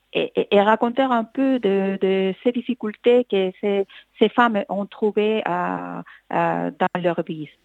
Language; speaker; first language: French; non-native, fluent; Spanish